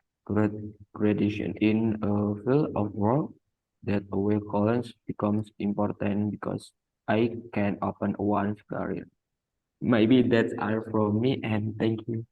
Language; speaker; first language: English; non-native, learner; Indonesian